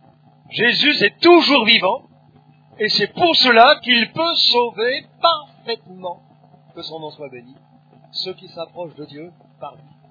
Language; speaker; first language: French; native; French